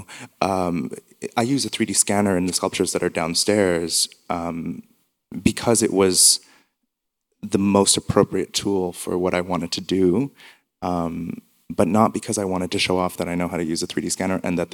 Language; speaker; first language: English; native; English